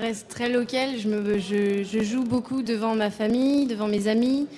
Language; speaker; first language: French; native; French